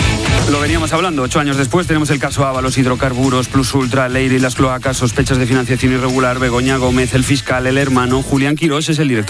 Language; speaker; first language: Spanish; native; Spanish